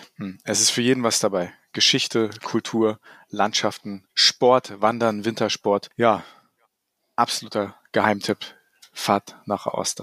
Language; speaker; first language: German; native; German